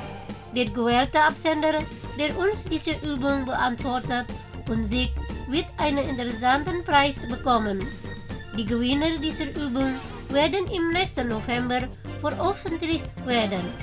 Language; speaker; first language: German; non-native, fluent; Indonesian